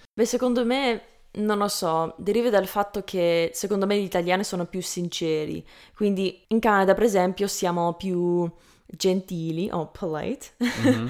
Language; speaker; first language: Italian; non-native, fluent; English